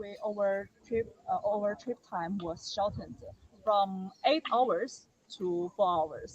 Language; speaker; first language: English; non-native, learner; Chinese